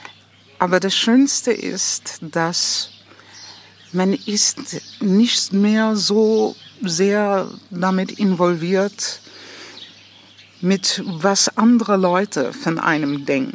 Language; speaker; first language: German; non-native, fluent; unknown